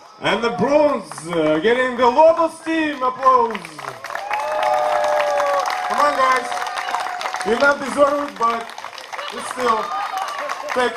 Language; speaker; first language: English; non-native, learner; Russian